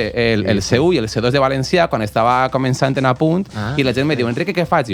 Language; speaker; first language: Catalan; native; Catalan